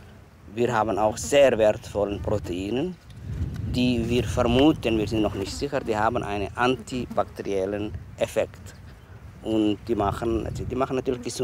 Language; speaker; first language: German; non-native, fluent; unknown